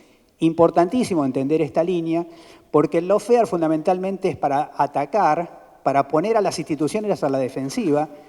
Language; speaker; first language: Spanish; native; Spanish